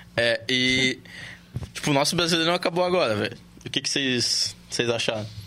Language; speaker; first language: Portuguese; native; Portuguese